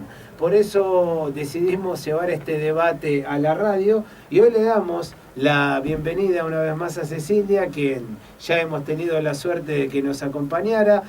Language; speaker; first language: Spanish; native; Spanish